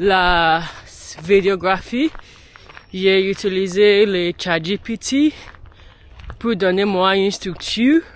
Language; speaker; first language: French; non-native, learner; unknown